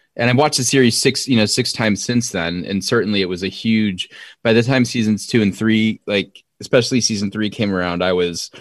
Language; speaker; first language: English; native; English